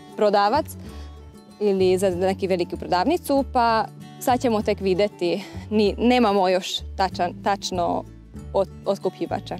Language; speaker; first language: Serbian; non-native, local second language; Hungarian